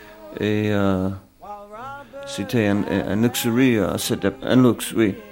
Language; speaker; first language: French; non-native, fluent; English